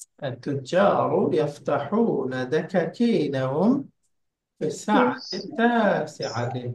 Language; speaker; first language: Arabic; non-native, learner; Bangla